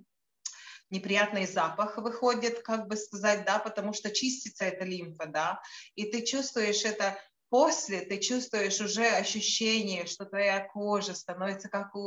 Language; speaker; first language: Russian; non-native, local second language; Latvian